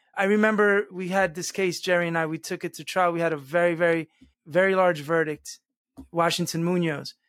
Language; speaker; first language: English; early bilingual, other home language; Spanish